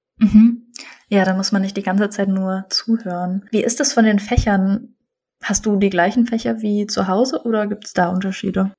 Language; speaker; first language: German; native; German